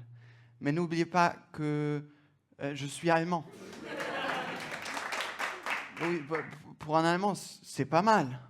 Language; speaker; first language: French; non-native, fluent; German